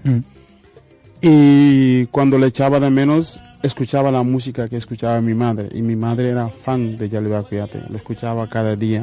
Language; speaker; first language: Spanish; non-native, fluent; Wolof